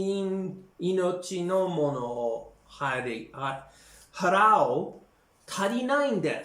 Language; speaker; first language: Japanese; non-native, learner; English